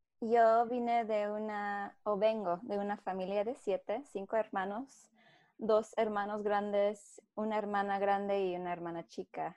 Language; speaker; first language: Spanish; early bilingual, heritage; Spanish